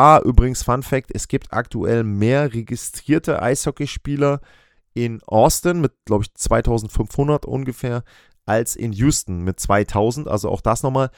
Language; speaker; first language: German; native; German